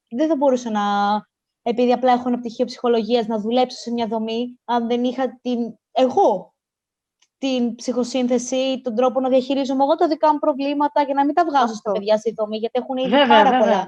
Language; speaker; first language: Greek; native; Greek